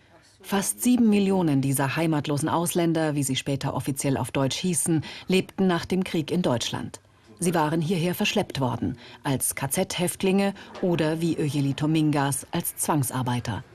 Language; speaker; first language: German; native; German